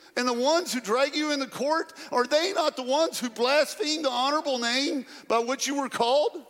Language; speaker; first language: English; native; English